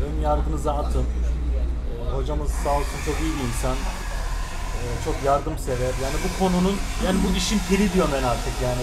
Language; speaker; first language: Turkish; early bilingual, heritage; Turkish